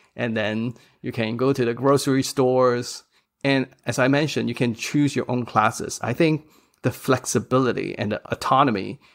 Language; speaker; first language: English; non-native, local second language; Cantonese